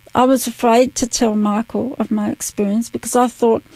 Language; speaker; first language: English; native; English